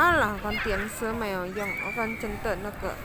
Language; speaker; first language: Chinese; non-native, learner; Javanese